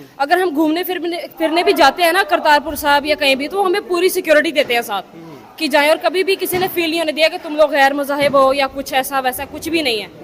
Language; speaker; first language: Urdu; non-native, local second language; Punjabi